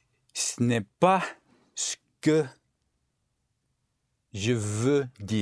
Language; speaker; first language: French; non-native, learner; English